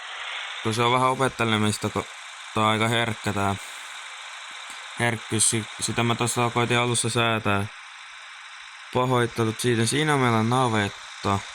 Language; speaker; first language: Finnish; native; Finnish